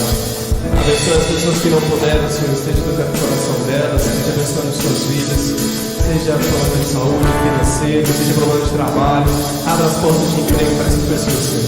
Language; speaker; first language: Portuguese; native; Portuguese